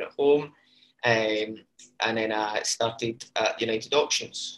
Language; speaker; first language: English; native; English